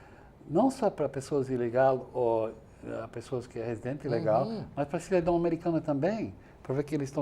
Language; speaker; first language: Portuguese; non-native, fluent; English